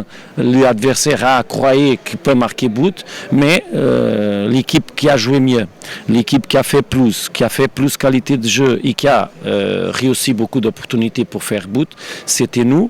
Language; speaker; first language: French; non-native, learner; Portuguese